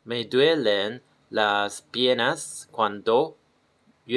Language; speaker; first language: Spanish; non-native, learner; Chinese